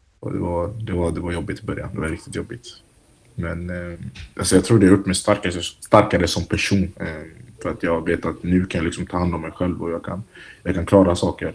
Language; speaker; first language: Swedish; early bilingual, other home language; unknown